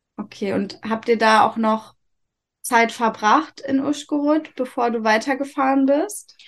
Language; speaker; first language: German; native; German